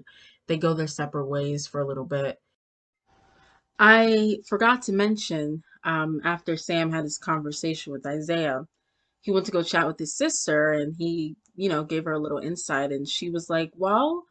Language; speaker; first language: English; native; English